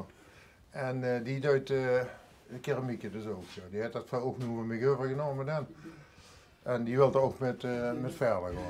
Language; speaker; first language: Dutch; native; Dutch